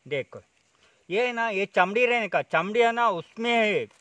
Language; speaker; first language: Hindi; non-native, local second language; Kannada